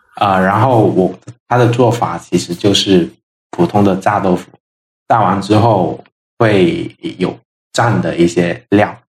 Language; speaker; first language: Chinese; non-native, local second language; Min Nan Chinese